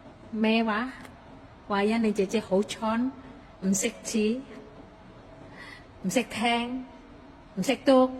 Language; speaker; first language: Cantonese; non-native, fluent; Indonesian